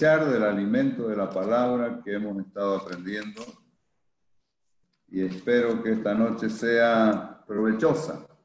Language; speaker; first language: Spanish; native; Spanish